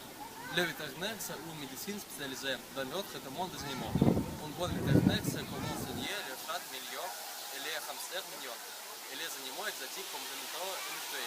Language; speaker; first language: French; non-native, learner; Russian